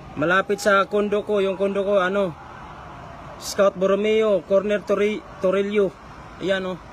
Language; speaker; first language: Filipino; non-native, local second language; Cebuano